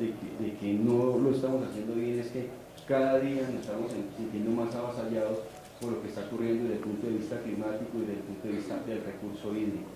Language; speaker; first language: Spanish; native; Spanish